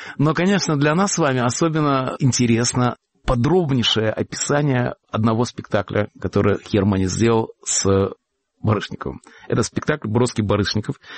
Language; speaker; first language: Russian; native; Russian